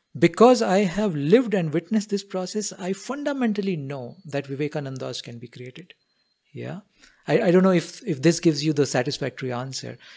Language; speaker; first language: English; non-native, local second language; Hindi